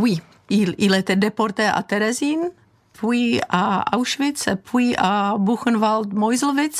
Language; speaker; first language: French; non-native, fluent; Czech